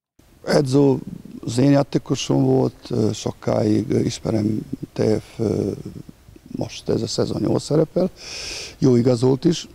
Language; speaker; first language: Hungarian; non-native, fluent; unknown